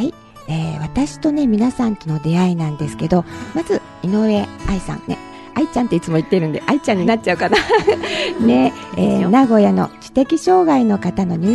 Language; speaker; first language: Japanese; native; Japanese